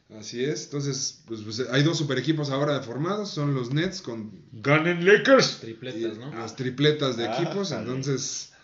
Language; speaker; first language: Spanish; native; Spanish